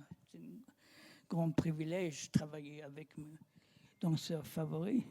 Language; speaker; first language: French; non-native, learner; German